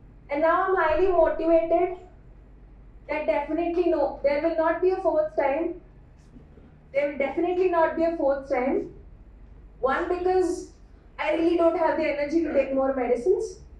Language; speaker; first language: English; non-native, local second language; Telugu